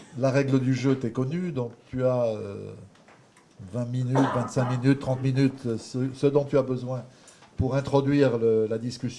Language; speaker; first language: French; native; French